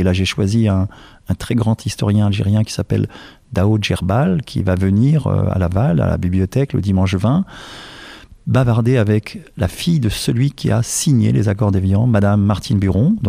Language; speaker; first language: French; native; French